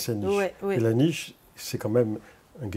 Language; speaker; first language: French; native; French